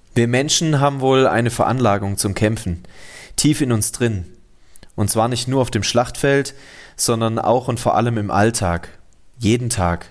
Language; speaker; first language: German; native; German